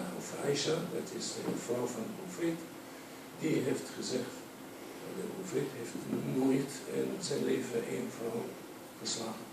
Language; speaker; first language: Dutch; non-native, fluent; Arabic